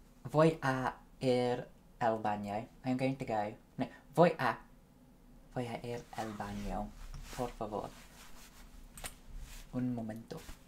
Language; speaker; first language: Spanish; non-native, learner; English